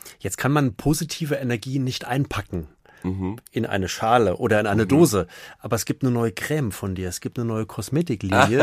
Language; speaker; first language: German; native; German